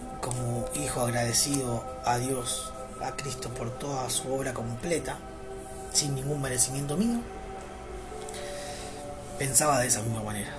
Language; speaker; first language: Spanish; native; Spanish